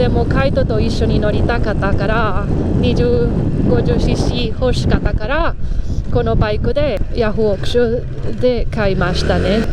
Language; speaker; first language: Japanese; non-native, learner; Spanish